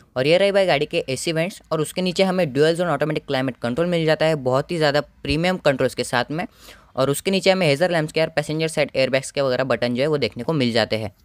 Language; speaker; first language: Hindi; non-native, local second language; Marathi